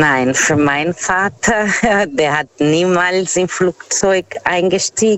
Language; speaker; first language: German; non-native, fluent; Portuguese